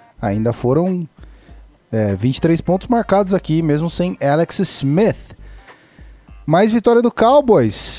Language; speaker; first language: Portuguese; native; Portuguese